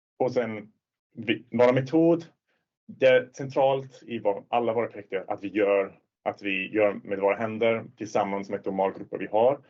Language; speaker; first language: Swedish; non-native, fluent; Swiss German